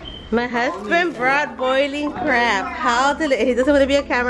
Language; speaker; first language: English; early bilingual, other home language; Spanish